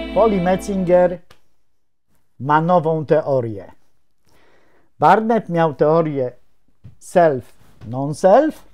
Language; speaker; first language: Polish; native; Polish